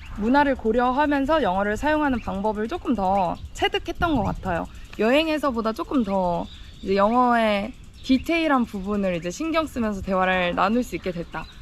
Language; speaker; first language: Korean; native; Korean